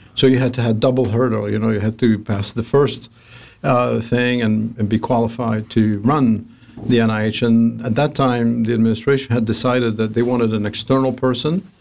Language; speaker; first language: English; non-native, fluent; Arabic